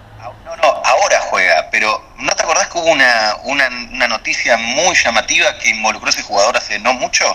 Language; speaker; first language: Spanish; native; Spanish